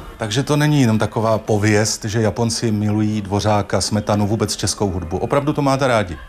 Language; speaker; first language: Czech; native; Czech